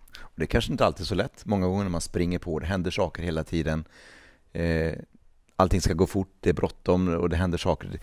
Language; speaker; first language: Swedish; native; Swedish